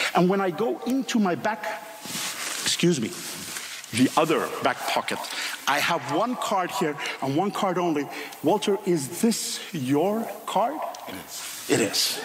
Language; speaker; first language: English; non-native, fluent; Finnish